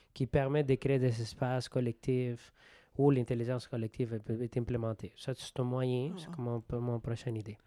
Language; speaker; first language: French; non-native, fluent; Spanish